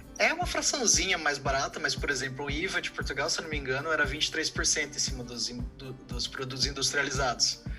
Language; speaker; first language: Portuguese; native; Portuguese